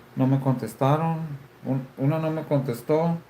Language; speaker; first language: Spanish; early bilingual, heritage; Spanish